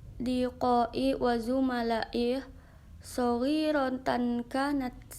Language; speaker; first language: Arabic; non-native, learner; Indonesian